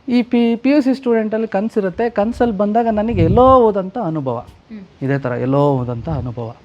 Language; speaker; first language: Kannada; native; Kannada